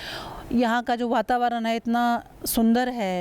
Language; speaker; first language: Hindi; native; Hindi